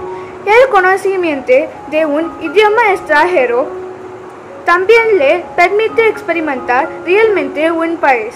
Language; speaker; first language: Spanish; non-native, learner; Tamil